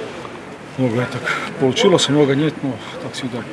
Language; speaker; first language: Russian; non-native, learner; Croatian